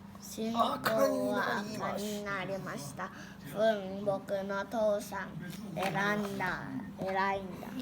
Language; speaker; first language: Japanese; non-native, learner; Thai